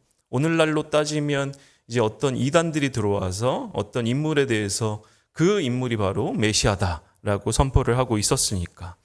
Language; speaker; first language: Korean; native; Korean